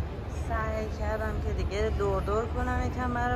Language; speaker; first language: Persian; native; Persian